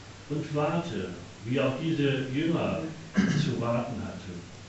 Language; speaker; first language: German; native; German